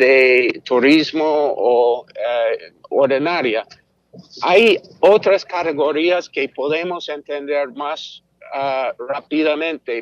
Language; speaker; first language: Spanish; non-native, fluent; English